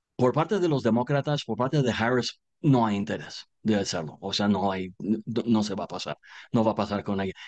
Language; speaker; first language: Spanish; non-native, fluent; English